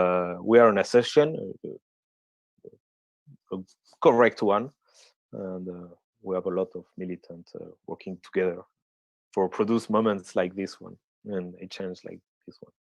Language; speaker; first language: English; non-native, fluent; French